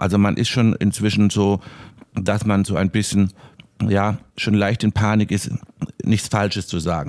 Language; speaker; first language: German; native; German